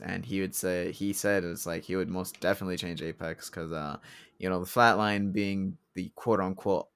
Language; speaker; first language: English; early bilingual, other home language; Spanish